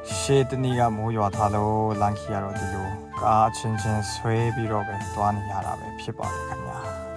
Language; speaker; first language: Burmese; non-native, local second language; Kachin